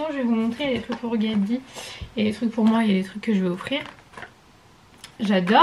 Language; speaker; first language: French; native; French